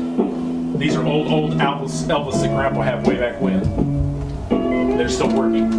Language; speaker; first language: English; native; English